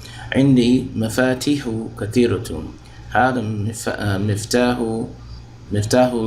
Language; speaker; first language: Arabic; non-native, fluent; English